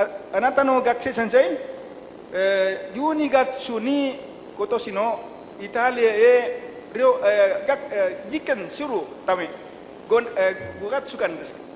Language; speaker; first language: Japanese; non-native, learner; Indonesian